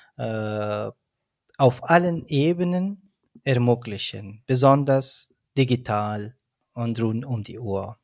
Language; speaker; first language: German; non-native, fluent; Persian